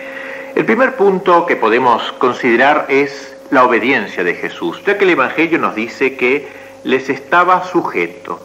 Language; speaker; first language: Spanish; native; Spanish